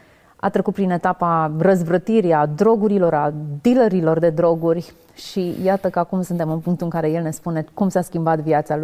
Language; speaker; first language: Romanian; native; Romanian